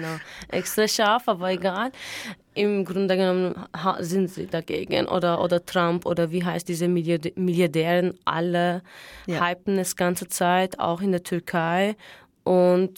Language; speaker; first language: German; non-native, fluent; Turkish